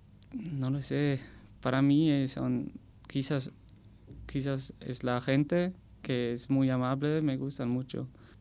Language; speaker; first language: Spanish; non-native, learner; German